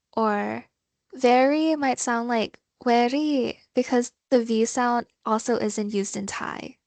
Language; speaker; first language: English; non-native, fluent; Thai